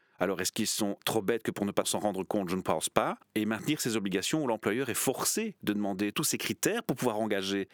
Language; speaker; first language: French; native; French